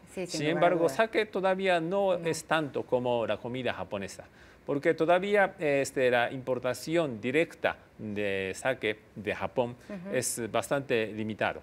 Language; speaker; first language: Spanish; non-native, fluent; Japanese